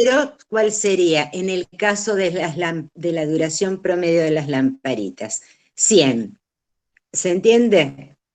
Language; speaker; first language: Spanish; native; Spanish